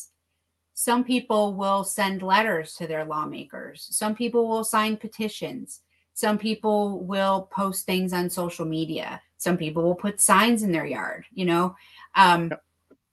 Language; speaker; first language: English; native; English